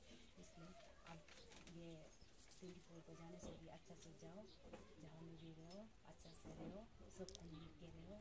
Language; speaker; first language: Hindi; non-native, local second language; Adi